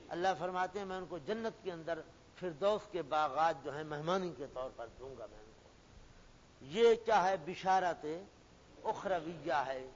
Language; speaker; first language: Urdu; non-native, local second language; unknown